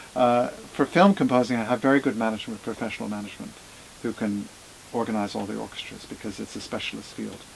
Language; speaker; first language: English; native; English